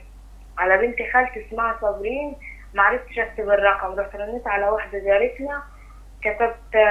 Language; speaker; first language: Arabic; native; Arabic